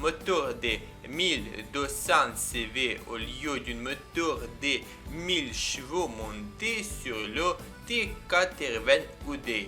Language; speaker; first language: French; non-native, learner; Ukrainian